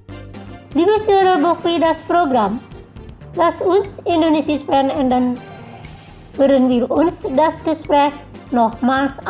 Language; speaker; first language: German; non-native, fluent; Indonesian